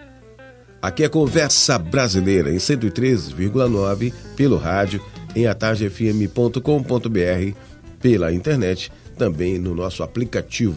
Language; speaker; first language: Portuguese; native; Portuguese